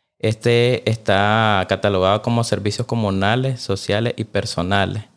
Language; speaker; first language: Spanish; native; Spanish